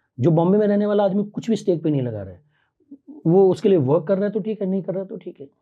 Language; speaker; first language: Hindi; native; Hindi